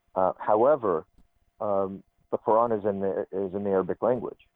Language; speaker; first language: English; native; English